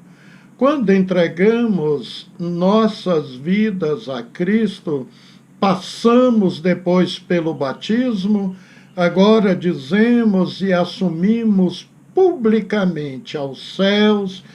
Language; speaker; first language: Portuguese; native; Portuguese